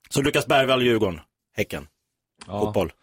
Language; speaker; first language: Swedish; native; Swedish